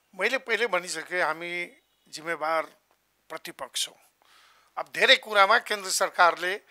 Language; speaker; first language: Nepali; non-native, local second language; Maithili